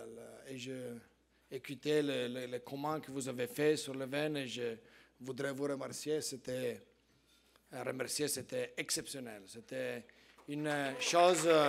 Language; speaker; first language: French; non-native, fluent; Italian